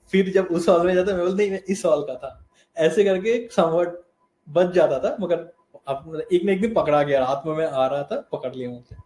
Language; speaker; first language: Hindi; non-native, local second language; Bangla